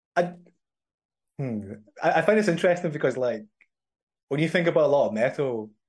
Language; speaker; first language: English; native; English